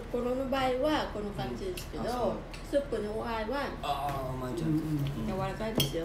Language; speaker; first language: Japanese; non-native, learner; Vietnamese